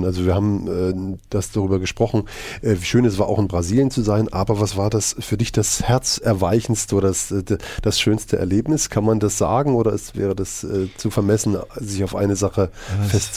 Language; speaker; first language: German; native; German